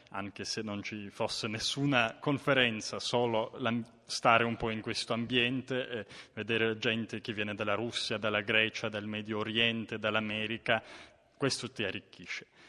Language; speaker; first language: Italian; non-native, fluent; Ukrainian